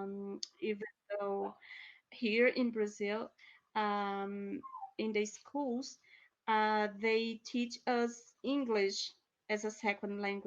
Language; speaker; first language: English; non-native, learner; Portuguese